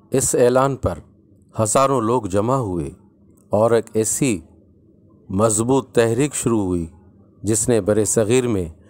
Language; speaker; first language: Urdu; non-native, local second language; Sindhi